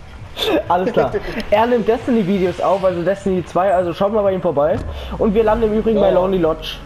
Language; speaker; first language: German; native; German